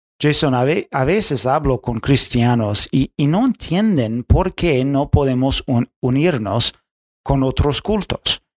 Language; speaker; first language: Spanish; non-native, fluent; English